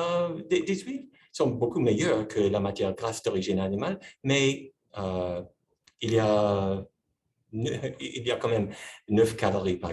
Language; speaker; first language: French; non-native, fluent; English